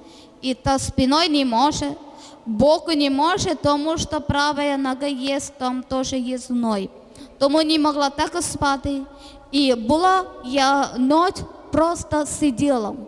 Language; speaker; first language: Ukrainian; non-native, learner; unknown